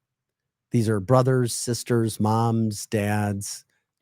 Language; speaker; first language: English; native; English